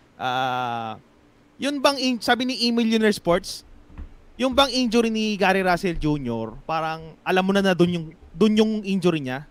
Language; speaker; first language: Filipino; native; Filipino